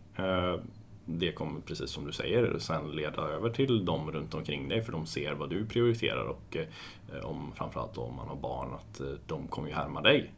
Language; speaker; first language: Swedish; native; Swedish